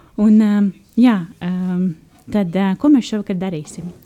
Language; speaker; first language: Latvian; native; Latvian